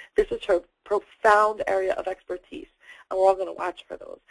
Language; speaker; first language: English; native; English